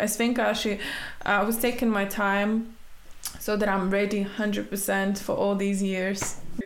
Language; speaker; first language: English; non-native, fluent; Latvian